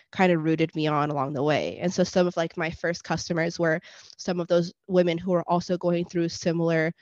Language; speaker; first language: English; non-native, fluent; Spanish